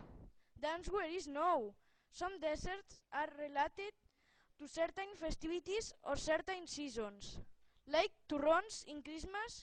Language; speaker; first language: English; non-native, learner; Catalan